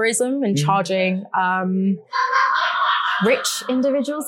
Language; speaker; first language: English; native; English